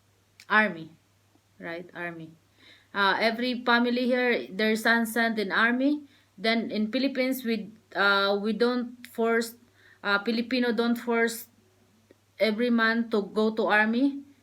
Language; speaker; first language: English; non-native, learner; Filipino